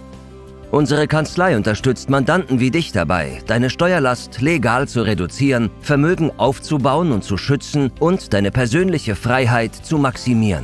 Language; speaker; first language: German; native; German